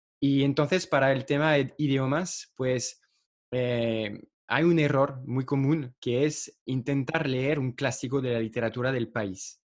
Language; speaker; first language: Spanish; non-native, fluent; French